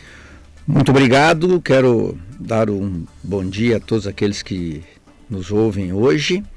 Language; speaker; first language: Portuguese; native; Portuguese